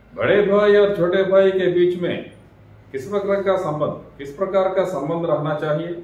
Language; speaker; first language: Hindi; non-native, local second language; Telugu